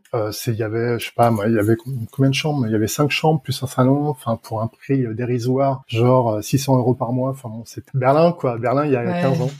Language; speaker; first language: French; native; French